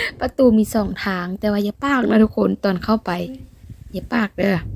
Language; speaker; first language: Thai; non-native, local second language; Northeastern Thai